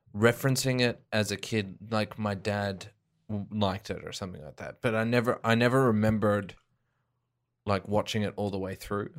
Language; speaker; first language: English; native; English